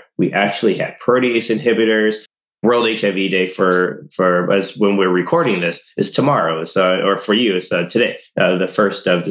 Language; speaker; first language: English; native; English